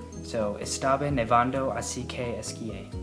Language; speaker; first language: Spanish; non-native, learner; English